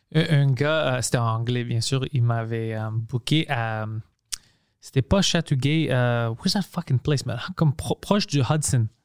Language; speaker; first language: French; non-native, local second language; English